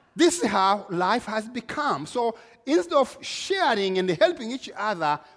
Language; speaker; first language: English; non-native, local second language; Kinyarwanda